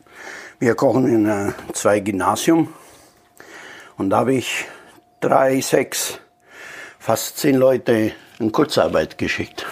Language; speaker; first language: German; non-native, learner; Italian